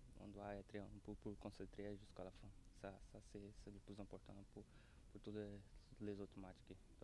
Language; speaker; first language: French; non-native, learner; Portuguese